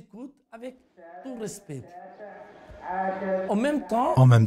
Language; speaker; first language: French; non-native, fluent; Arabic